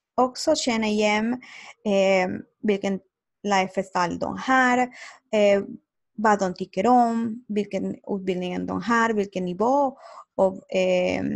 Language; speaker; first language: Swedish; non-native, learner; Spanish